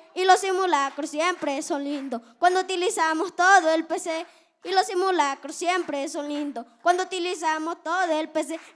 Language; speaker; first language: Spanish; native; Spanish